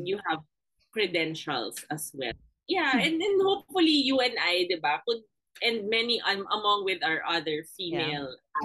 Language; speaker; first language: English; non-native, local second language; Filipino